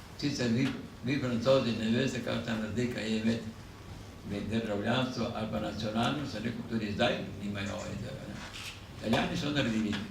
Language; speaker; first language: Slovenian; native; Slovenian